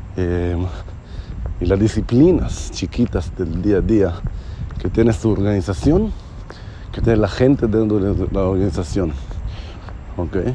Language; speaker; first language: Spanish; non-native, fluent; Hebrew